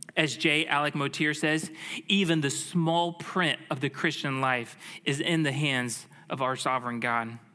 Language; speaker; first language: English; native; English